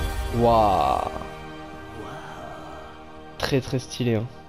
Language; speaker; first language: French; native; French